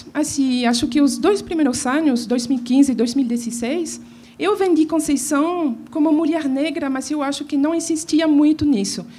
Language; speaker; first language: Portuguese; non-native, fluent; French